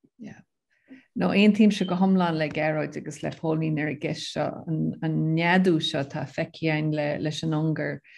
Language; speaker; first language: Irish; native; Irish